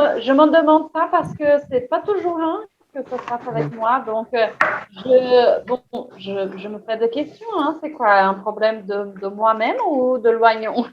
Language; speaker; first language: French; non-native, fluent; Portuguese